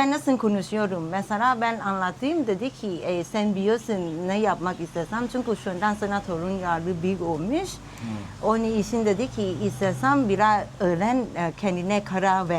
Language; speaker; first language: Turkish; non-native, learner; Thai